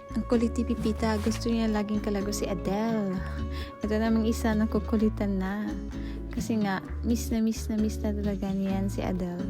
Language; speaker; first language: Filipino; non-native, local second language; Cebuano